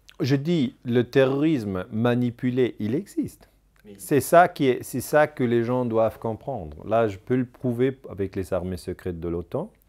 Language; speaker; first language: French; non-native, local second language; German